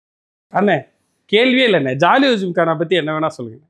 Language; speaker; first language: Tamil; native; Tamil